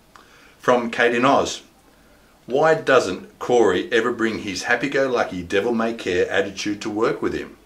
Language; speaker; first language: English; native; English